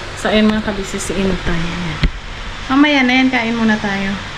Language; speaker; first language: Filipino; non-native, local second language; Bikol